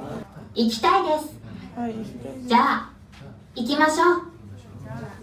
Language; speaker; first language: Japanese; non-native, learner; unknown